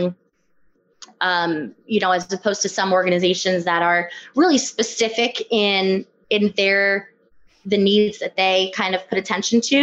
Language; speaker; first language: English; native; English